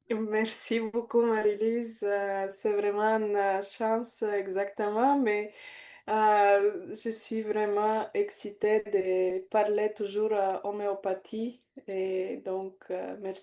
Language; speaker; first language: French; non-native, learner; Bulgarian